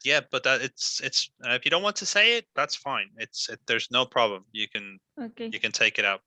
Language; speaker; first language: English; non-native, fluent; Spanish